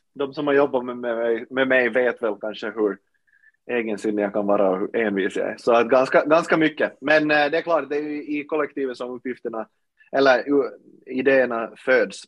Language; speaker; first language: Swedish; native; Swedish